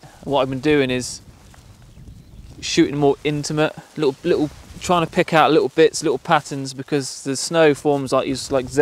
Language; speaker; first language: English; native; English